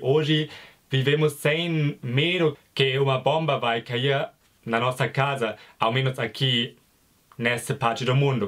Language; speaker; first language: Portuguese; non-native, fluent; German